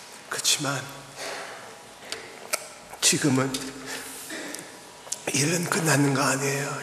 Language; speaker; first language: Korean; early bilingual, heritage; English